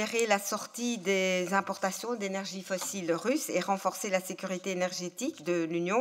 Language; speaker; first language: French; native; French